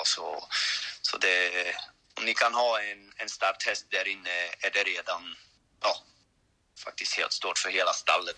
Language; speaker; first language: Swedish; non-native, learner; French